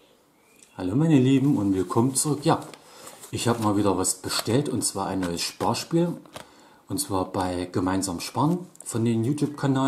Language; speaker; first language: German; native; German